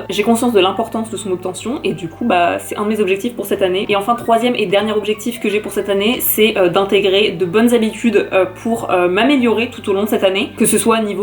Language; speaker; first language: French; native; French